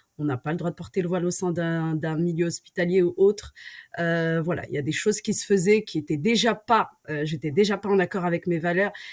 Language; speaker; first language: French; early bilingual, other home language; Arabic